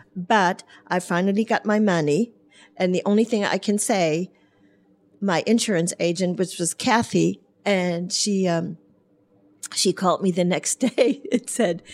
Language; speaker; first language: English; non-native, fluent; German